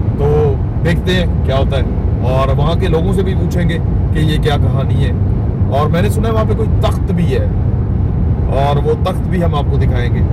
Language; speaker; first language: Urdu; non-native, local second language; Punjabi